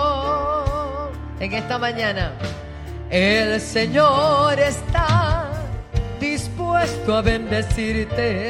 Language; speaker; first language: Spanish; native; Spanish